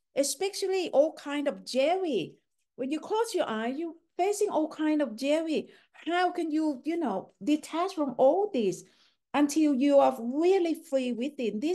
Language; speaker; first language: English; non-native, fluent; Thai